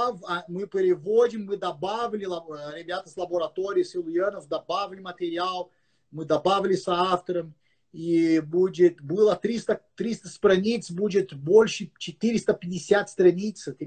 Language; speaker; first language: Russian; non-native, learner; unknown